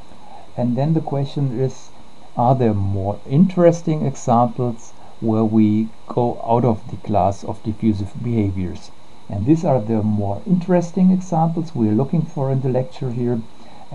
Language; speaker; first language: English; non-native, fluent; German